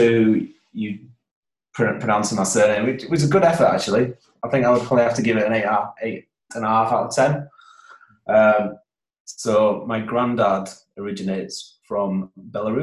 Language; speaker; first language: English; native; English